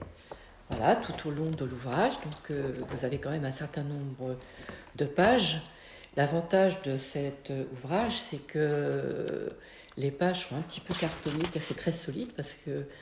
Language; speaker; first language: French; native; French